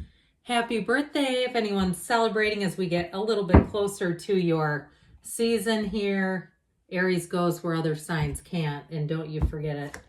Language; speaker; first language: English; native; English